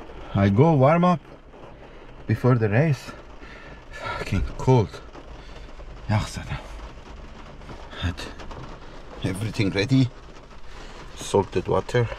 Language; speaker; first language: English; non-native, learner; Persian